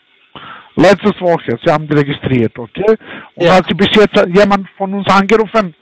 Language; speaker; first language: German; non-native, learner; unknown